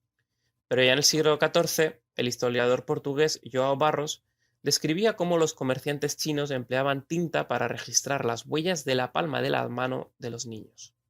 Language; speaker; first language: Spanish; native; Spanish